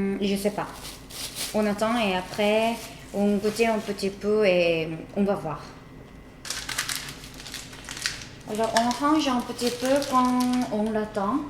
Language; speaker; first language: French; non-native, learner; Korean